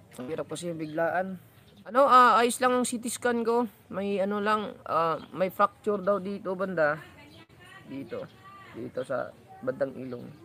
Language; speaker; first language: Filipino; non-native, local second language; Cebuano